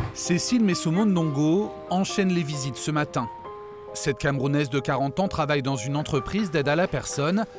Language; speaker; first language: French; native; French